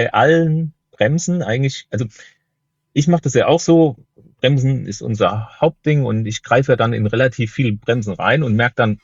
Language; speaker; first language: German; native; German